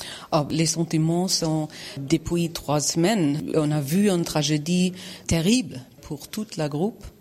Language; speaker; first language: French; non-native, learner; German